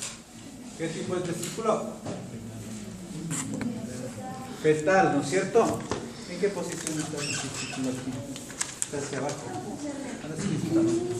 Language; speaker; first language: Spanish; native; Spanish